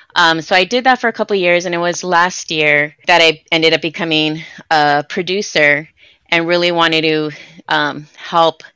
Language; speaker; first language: English; native; English